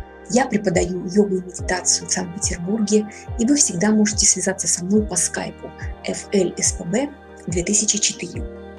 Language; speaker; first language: Russian; native; Russian